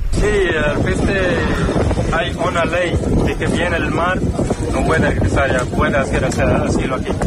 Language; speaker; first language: Spanish; non-native, learner; Arabic